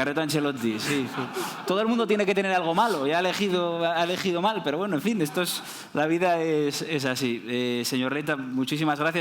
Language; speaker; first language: Spanish; native; Spanish